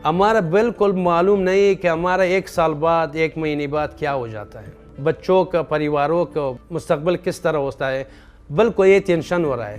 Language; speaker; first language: Hindi; non-native, fluent; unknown